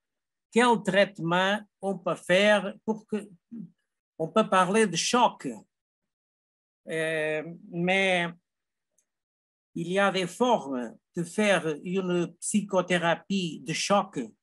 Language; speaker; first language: French; non-native, learner; Portuguese